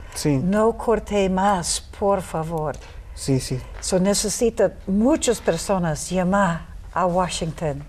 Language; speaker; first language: Spanish; non-native, learner; English